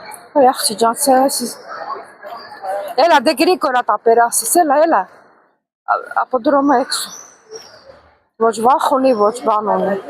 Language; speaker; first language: Greek; non-native, learner; Armenian